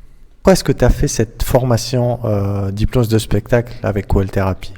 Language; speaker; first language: French; native; French